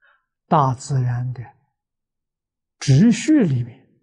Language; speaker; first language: Chinese; native; Chinese